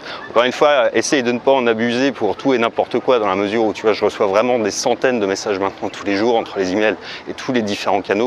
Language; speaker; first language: French; native; French